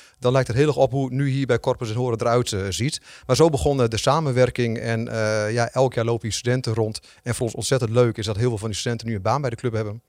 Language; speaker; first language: Dutch; native; Dutch